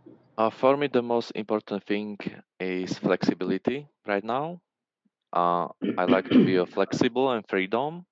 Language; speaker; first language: English; non-native, fluent; Slovak